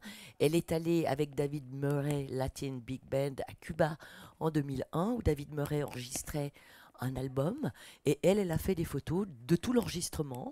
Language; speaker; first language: French; native; French